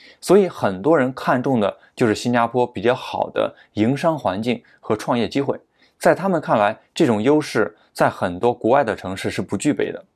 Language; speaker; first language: Chinese; native; Chinese